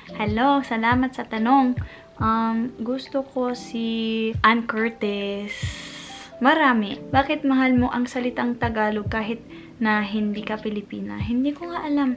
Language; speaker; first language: Filipino; non-native, fluent; English